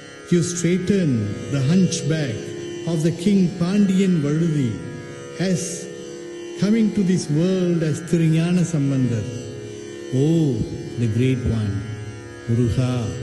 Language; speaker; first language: English; early bilingual, other home language; Tamil